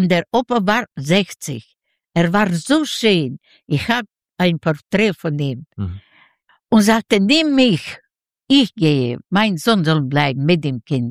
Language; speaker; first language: German; non-native, learner; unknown